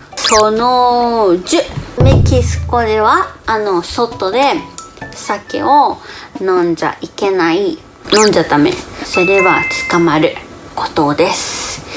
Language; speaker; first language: Japanese; non-native, fluent; Spanish